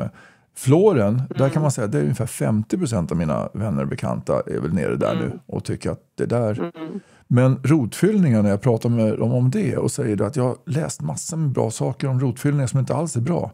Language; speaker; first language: Swedish; native; Swedish